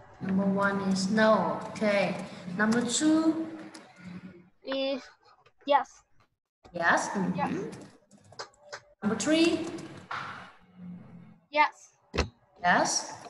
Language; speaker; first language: English; non-native, fluent; Vietnamese